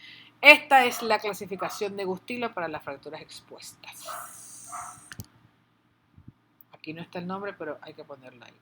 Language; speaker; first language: Spanish; native; Spanish